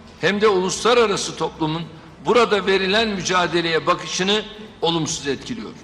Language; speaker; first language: Turkish; native; Turkish